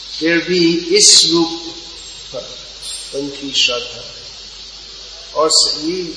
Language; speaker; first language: Hindi; non-native, fluent; English